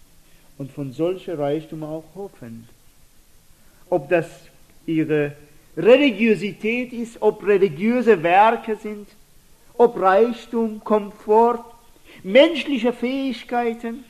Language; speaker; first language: German; non-native, fluent; Persian